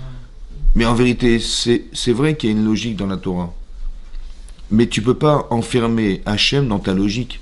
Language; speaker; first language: French; native; French